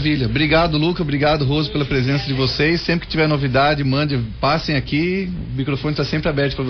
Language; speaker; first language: Portuguese; native; Portuguese